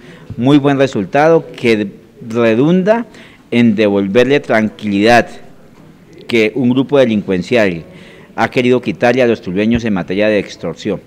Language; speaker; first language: Spanish; native; Spanish